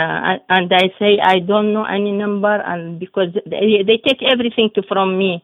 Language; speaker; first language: English; non-native, learner; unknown